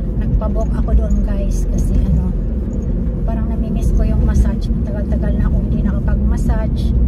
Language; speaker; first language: Filipino; native; Filipino